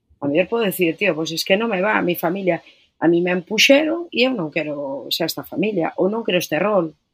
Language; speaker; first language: Galician; non-native, local second language; Spanish